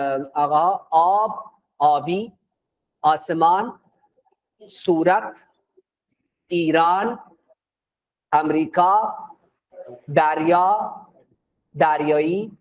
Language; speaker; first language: Persian; non-native, fluent; Urdu